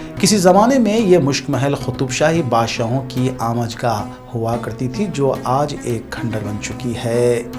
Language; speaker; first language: Urdu; native; Urdu